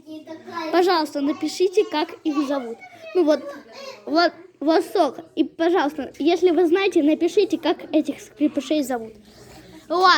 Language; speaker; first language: Russian; native; Russian